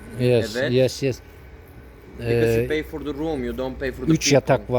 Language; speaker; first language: English; non-native, learner; Turkish